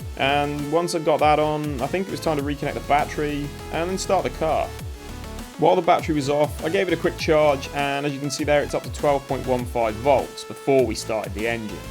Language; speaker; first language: English; native; English